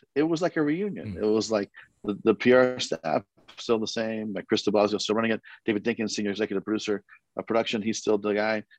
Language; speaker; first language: English; early bilingual, other home language; Korean